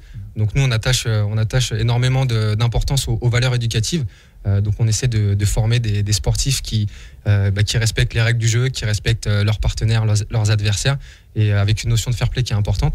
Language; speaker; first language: French; native; French